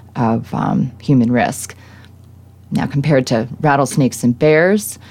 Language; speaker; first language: English; native; English